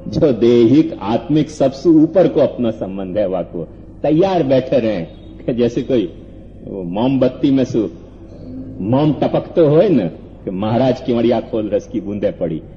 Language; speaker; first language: Hindi; native; Hindi